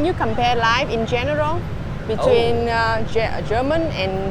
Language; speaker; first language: English; non-native, fluent; Vietnamese